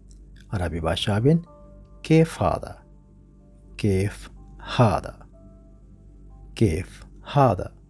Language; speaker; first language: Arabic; non-native, fluent; Sinhala